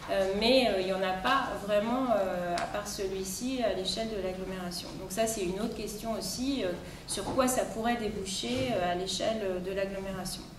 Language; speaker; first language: French; native; French